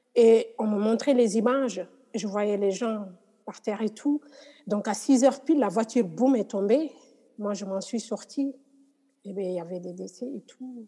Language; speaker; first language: French; non-native, local second language; Wolof